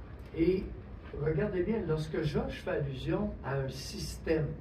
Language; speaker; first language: French; native; French